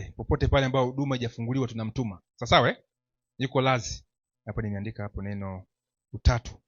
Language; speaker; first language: Swahili; native; Swahili